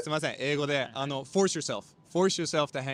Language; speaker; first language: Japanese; non-native, fluent; Swedish